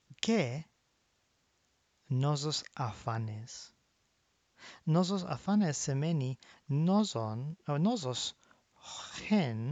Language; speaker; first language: Greek; non-native, fluent; English